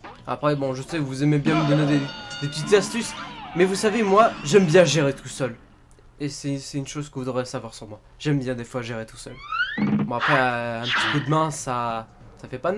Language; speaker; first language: French; native; French